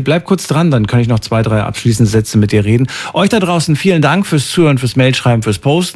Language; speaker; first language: German; native; German